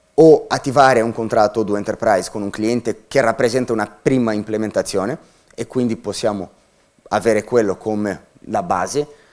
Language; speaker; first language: Italian; non-native, fluent; Portuguese